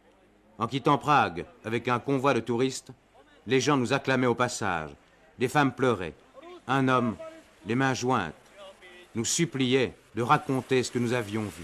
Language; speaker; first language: French; native; French